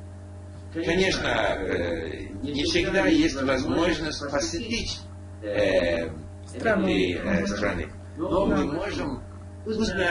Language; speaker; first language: Russian; non-native, learner; English